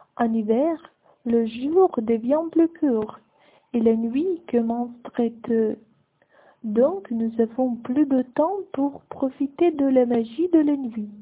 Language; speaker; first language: French; non-native, learner; Ukrainian